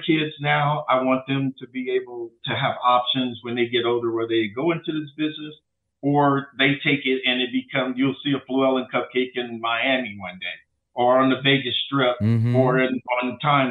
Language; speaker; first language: English; native; English